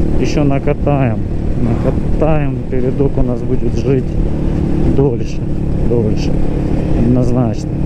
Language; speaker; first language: Russian; native; Russian